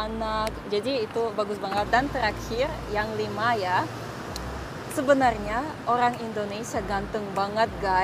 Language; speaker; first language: Indonesian; non-native, fluent; Russian